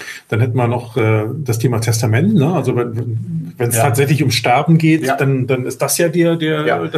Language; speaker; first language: German; native; German